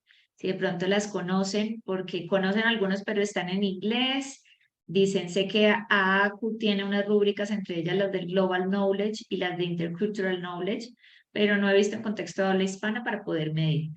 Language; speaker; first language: Spanish; native; Spanish